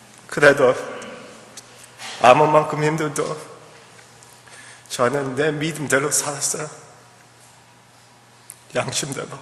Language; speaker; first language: Korean; early bilingual, heritage; English